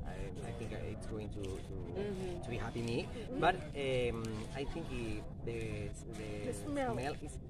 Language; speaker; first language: English; non-native, learner; Spanish